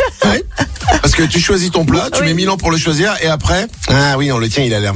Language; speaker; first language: French; native; French